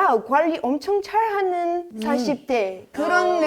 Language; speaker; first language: Korean; non-native, learner; English